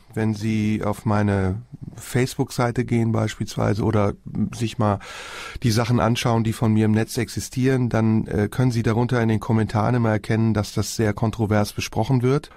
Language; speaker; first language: German; early bilingual, other home language; Turkish